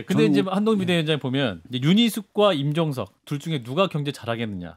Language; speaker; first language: Korean; native; Korean